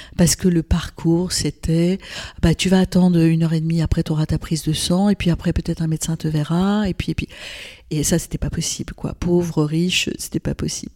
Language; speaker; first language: French; non-native, local second language; Arabic